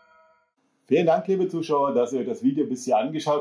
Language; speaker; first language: German; native; German